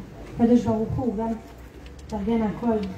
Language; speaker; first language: Hebrew; non-native, fluent; French